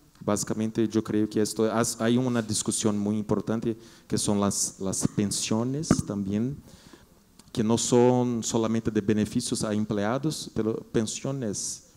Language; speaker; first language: Spanish; non-native, learner; Portuguese